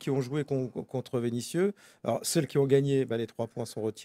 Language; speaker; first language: French; native; French